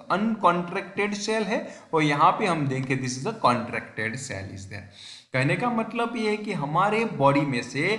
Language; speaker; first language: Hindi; non-native, local second language; Gujarati